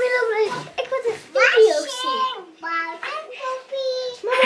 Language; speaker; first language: Dutch; early bilingual, other home language; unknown